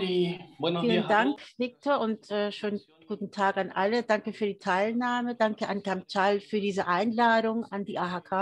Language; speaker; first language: German; early bilingual, heritage; German